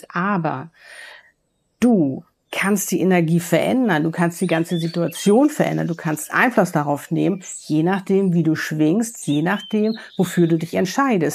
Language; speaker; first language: German; native; German